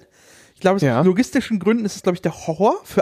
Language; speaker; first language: German; native; German